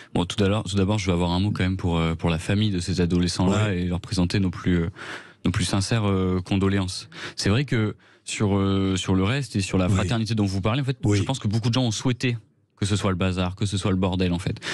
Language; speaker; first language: French; native; French